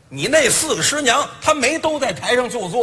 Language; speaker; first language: Chinese; native; Chinese